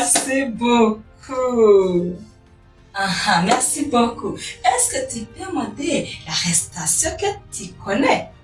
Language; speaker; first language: French; non-native, local second language; Kinyarwanda